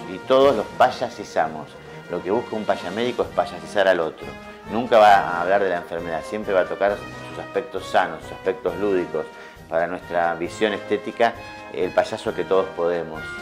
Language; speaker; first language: Spanish; native; Spanish